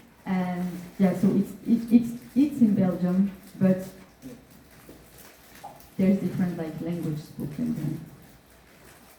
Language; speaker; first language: English; non-native, fluent; French